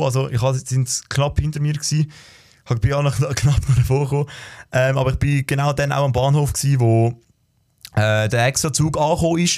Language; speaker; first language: German; native; German